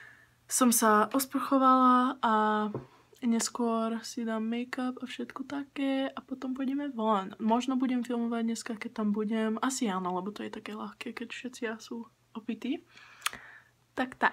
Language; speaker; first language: Slovak; early bilingual, heritage; Slovak